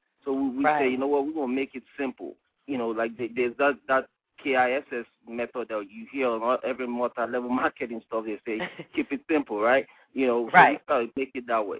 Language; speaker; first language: English; non-native, local second language; Igbo